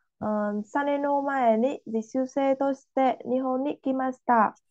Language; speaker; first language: Japanese; non-native, learner; Vietnamese